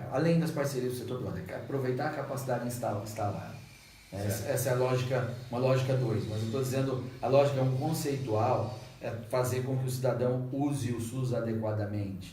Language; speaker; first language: Portuguese; native; Portuguese